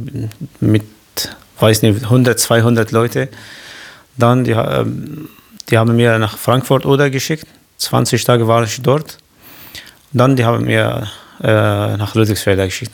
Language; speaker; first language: German; non-native, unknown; Kurdish